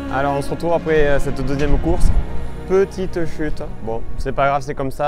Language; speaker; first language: French; native; French